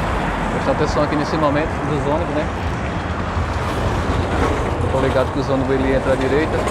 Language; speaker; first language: Portuguese; native; Portuguese